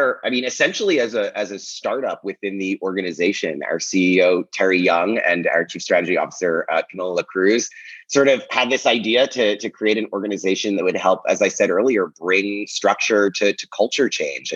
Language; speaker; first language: English; native; English